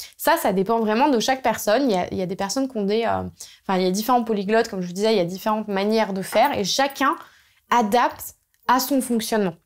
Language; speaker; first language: French; native; French